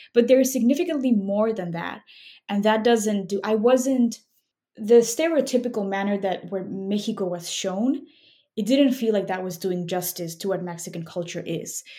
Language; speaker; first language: English; non-native, fluent; Spanish